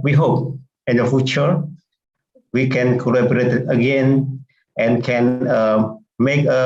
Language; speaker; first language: English; non-native, fluent; Indonesian